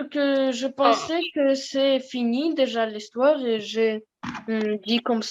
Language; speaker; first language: French; non-native, learner; Russian